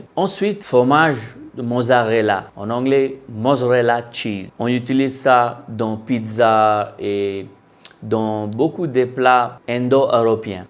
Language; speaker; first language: French; non-native, local second language; Hindi